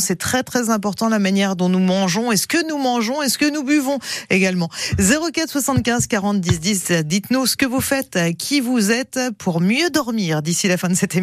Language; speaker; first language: French; native; French